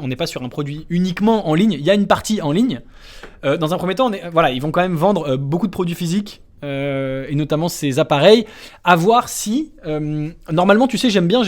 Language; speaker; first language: French; native; French